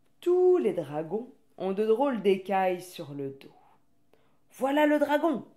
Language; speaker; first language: French; native; French